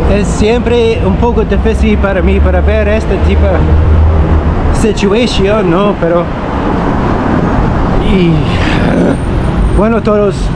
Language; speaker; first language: Spanish; non-native, learner; English